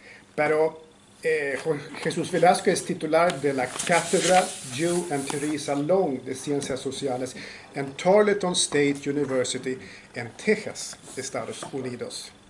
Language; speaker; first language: Spanish; non-native, fluent; Swedish